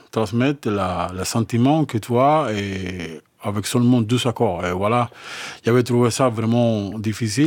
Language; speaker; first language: French; non-native, learner; Spanish